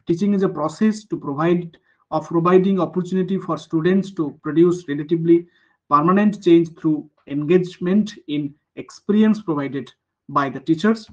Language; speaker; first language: English; non-native, local second language; Bangla